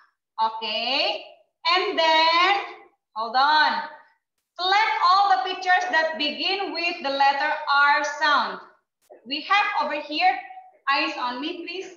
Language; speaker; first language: English; non-native, fluent; Indonesian